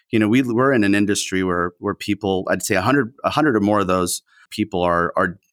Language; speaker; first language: English; early bilingual, other home language; Spanish